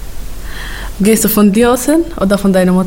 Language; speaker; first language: German; early bilingual, other home language; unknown